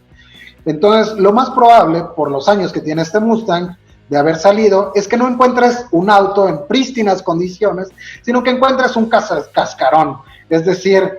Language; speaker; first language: Spanish; native; Spanish